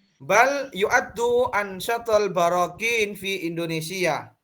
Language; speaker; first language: Arabic; non-native, fluent; Indonesian